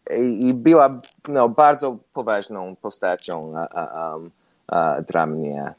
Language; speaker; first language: Polish; non-native, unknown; English